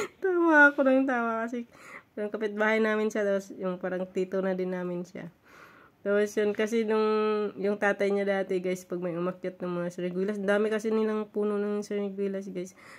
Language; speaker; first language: Filipino; non-native, local second language; Hiligaynon